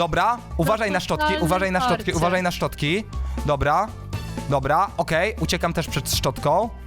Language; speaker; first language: Polish; native; Polish